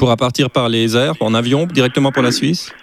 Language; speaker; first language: French; native; French